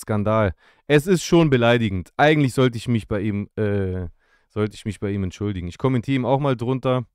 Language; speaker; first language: German; native; German